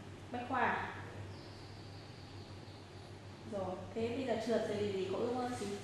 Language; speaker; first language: Vietnamese; native; Vietnamese